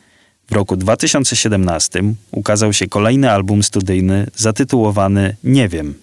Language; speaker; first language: Polish; native; Polish